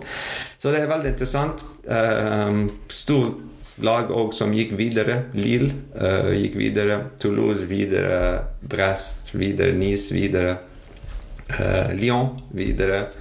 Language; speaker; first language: Norwegian; non-native, fluent; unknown